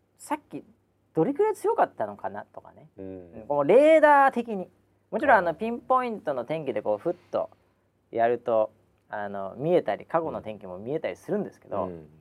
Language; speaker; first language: Japanese; native; Japanese